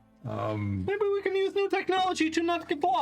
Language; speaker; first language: English; native; English